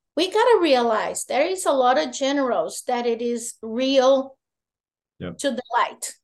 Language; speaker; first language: English; non-native, fluent; Portuguese